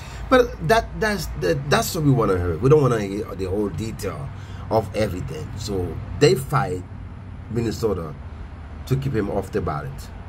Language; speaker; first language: English; non-native, fluent; Haitian Creole